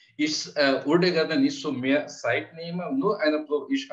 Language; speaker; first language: German; non-native, learner; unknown